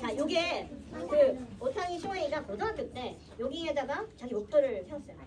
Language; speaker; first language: Korean; native; Korean